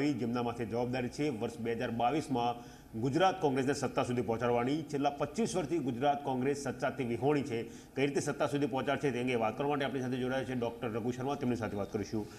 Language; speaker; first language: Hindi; non-native, local second language; Gujarati